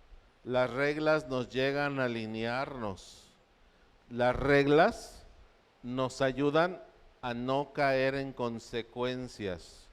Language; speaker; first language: Spanish; native; Spanish